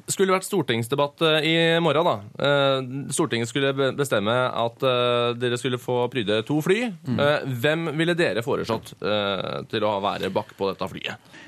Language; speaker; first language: Norwegian; native; Norwegian